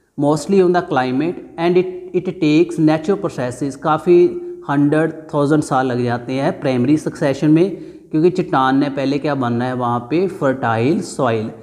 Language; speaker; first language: Hindi; non-native, local second language; Punjabi